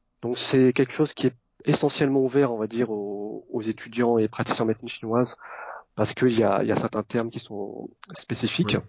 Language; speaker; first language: French; early bilingual, other home language; Vietnamese